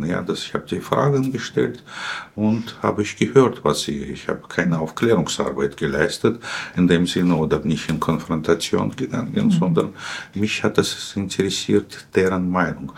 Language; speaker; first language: German; non-native, fluent; Russian